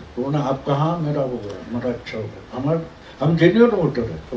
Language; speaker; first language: Hindi; non-native, local second language; Marathi